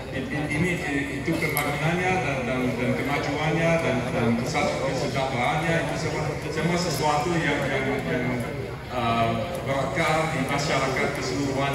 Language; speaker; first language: Indonesian; non-native, fluent; English